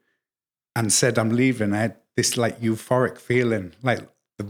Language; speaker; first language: English; native; English